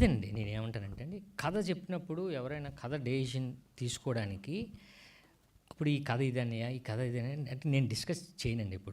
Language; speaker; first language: Telugu; native; Telugu